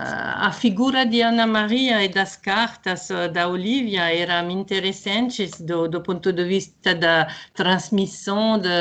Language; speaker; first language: Portuguese; non-native, fluent; French